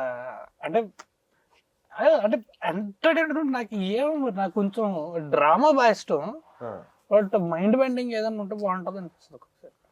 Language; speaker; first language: Telugu; native; Telugu